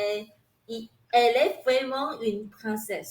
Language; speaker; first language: French; non-native, learner; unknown